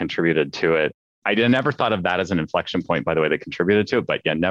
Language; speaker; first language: English; native; English